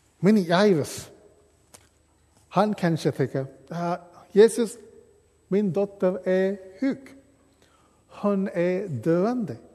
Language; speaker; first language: Swedish; non-native, fluent; English